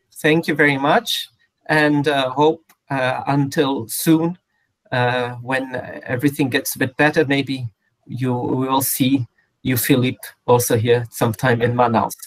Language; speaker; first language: English; non-native, fluent; Portuguese